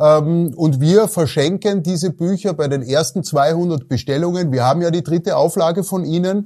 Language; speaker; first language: German; native; German